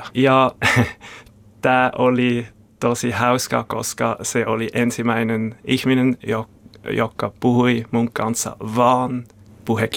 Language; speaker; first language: Finnish; non-native, learner; German